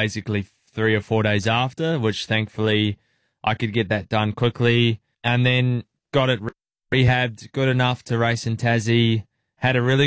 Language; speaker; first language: English; native; English